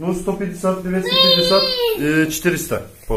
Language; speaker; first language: Russian; non-native, learner; Turkish